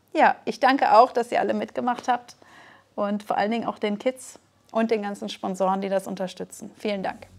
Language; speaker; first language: German; native; German